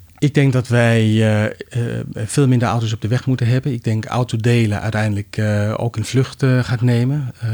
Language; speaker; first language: Dutch; non-native, fluent; Danish